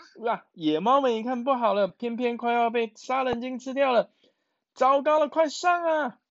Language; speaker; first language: Chinese; native; Chinese